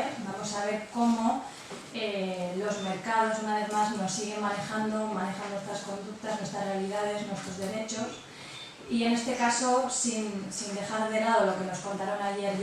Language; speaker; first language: Spanish; non-native, local second language; Basque